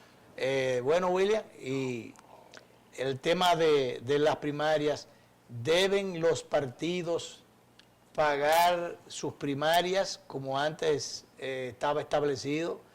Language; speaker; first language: Spanish; native; Spanish